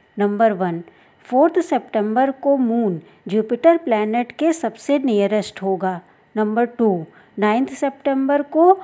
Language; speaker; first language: Hindi; native; Hindi